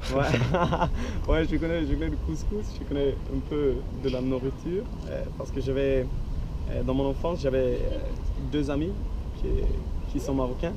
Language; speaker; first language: French; non-native, learner; Swedish